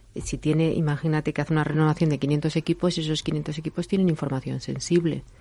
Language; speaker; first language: Spanish; native; Spanish